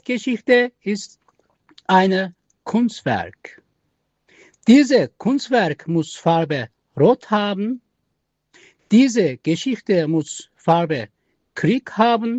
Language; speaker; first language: German; non-native, learner; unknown